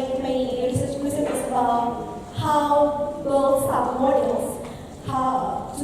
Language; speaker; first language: English; non-native, learner; Indonesian